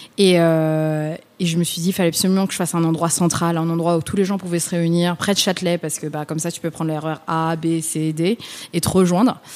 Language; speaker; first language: French; early bilingual, other home language; Vietnamese